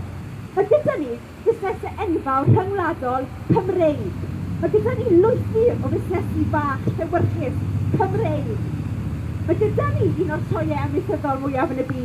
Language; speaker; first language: Welsh; native; Welsh